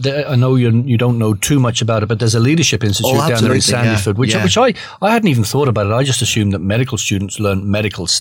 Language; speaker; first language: English; native; English